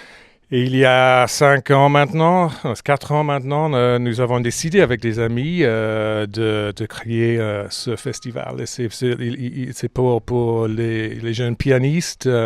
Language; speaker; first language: French; non-native, fluent; English